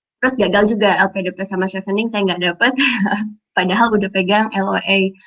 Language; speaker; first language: Indonesian; native; Indonesian